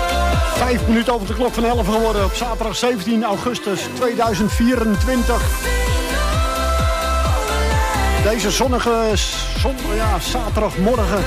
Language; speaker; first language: Dutch; native; Dutch